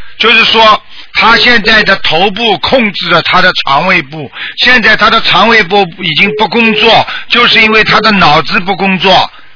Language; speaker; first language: Chinese; native; Chinese